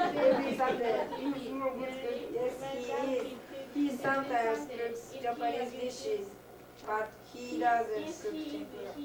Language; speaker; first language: English; non-native, learner; Japanese